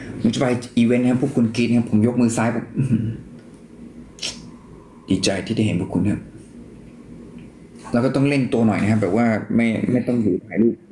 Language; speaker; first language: Thai; native; Thai